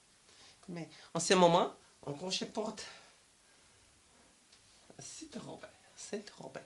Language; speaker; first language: French; non-native, learner; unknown